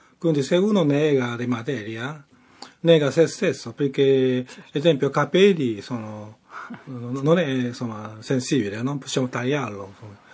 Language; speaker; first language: Italian; non-native, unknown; Japanese